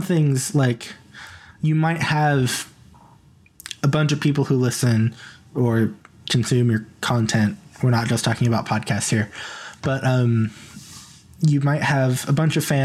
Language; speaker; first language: English; native; English